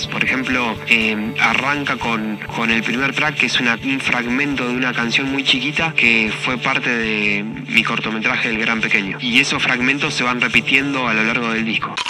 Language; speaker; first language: Spanish; native; Spanish